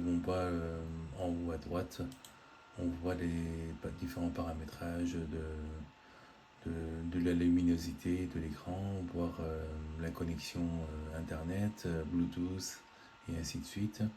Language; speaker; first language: French; native; French